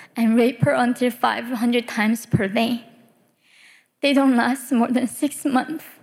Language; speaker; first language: English; early bilingual, other home language; Korean